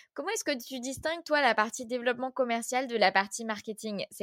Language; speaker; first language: French; native; French